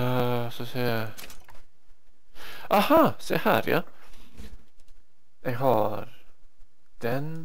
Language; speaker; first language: Swedish; non-native, learner; Norwegian